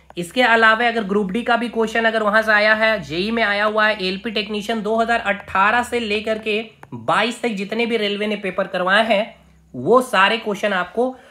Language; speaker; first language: Hindi; native; Hindi